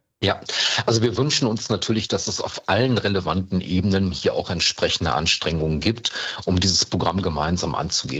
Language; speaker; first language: German; native; German